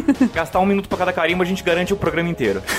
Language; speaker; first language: Portuguese; native; Portuguese